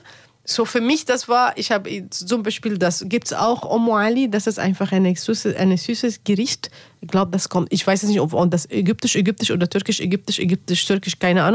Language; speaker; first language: German; non-native, learner; Arabic